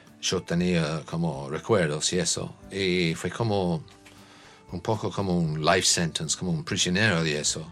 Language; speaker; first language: Spanish; non-native, learner; English